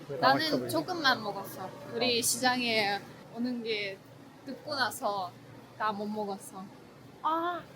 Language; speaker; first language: Korean; non-native, fluent; Russian